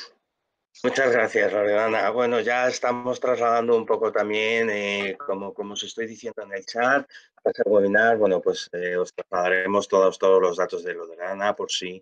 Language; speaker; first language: Spanish; native; Spanish